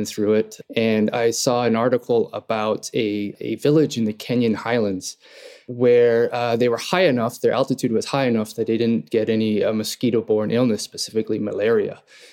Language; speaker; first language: English; native; English